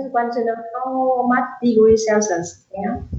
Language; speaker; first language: English; non-native, learner; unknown